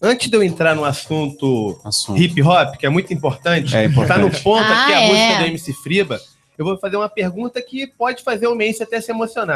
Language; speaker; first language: Portuguese; native; Portuguese